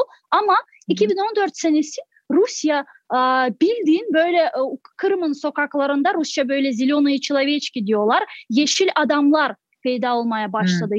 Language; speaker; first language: Turkish; non-native, fluent; Crimean Tatar